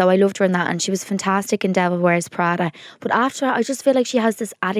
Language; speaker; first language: English; native; English